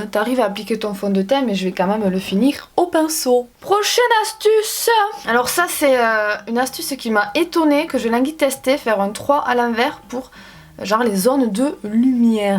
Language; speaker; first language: French; native; French